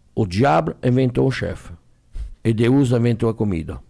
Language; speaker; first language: Portuguese; non-native, fluent; French